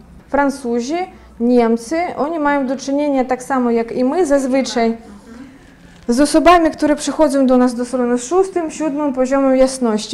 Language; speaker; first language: Polish; non-native, fluent; Ukrainian